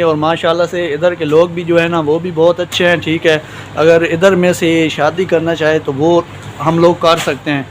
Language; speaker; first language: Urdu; non-native, local second language; Punjabi